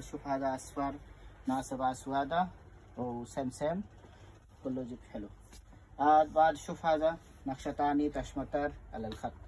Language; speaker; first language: Arabic; non-native, learner; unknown